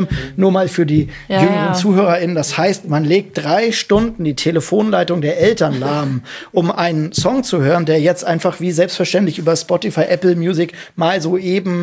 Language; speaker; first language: German; native; German